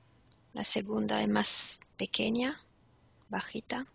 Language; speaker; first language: Spanish; non-native, fluent; French